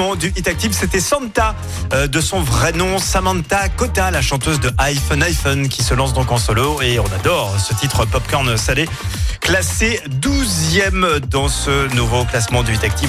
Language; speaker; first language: French; native; French